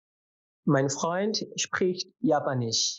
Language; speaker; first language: German; non-native, fluent; Bangla